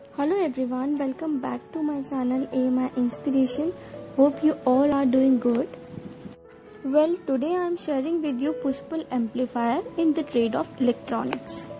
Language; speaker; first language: Hindi; native; Hindi